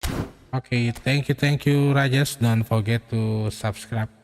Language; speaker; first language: English; non-native, learner; Indonesian